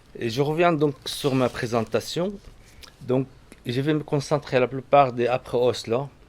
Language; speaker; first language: French; non-native, fluent; Arabic